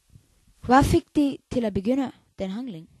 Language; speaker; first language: Danish; non-native, learner; Icelandic